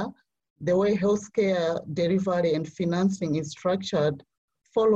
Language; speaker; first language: English; non-native, local second language; Nyanja